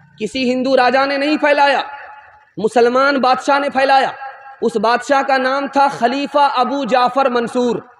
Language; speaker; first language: Urdu; non-native, local second language; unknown